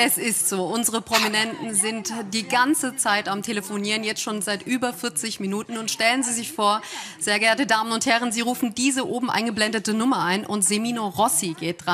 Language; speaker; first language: German; native; German